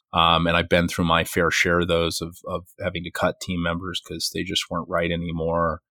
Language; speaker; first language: English; native; English